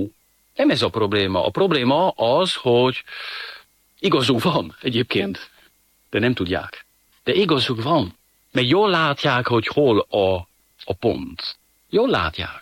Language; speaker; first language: Hungarian; non-native, fluent; French